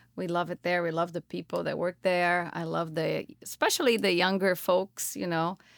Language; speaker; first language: English; non-native, fluent; Portuguese